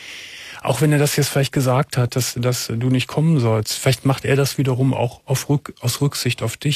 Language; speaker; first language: German; native; German